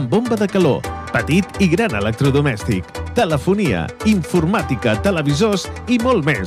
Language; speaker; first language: Catalan; native; Catalan